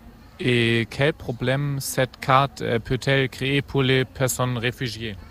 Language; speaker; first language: French; non-native, fluent; German